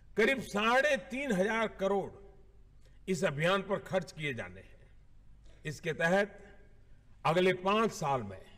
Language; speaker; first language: Hindi; native; Hindi